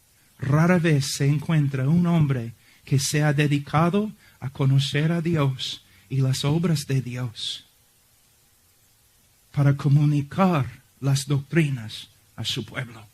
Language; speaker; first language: Spanish; non-native, fluent; English